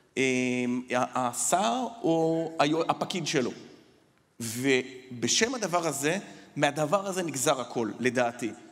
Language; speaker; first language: Hebrew; native; Hebrew